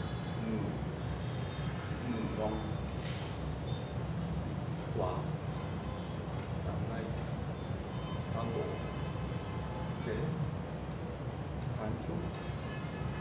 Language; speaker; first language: Vietnamese; non-native, learner; Japanese